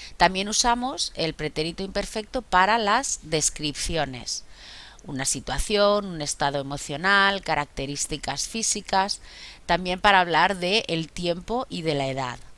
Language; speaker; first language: Spanish; native; Spanish